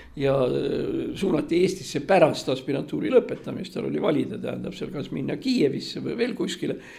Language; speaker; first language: Estonian; non-native, local second language; Russian